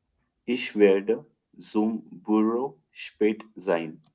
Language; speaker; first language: German; non-native, learner; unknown